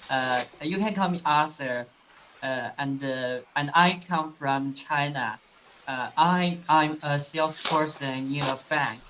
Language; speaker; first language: English; non-native, learner; Chinese